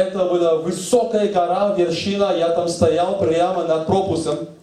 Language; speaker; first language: Russian; native; Russian